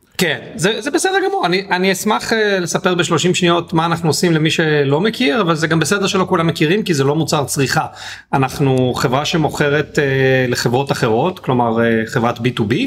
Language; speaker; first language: Hebrew; native; Hebrew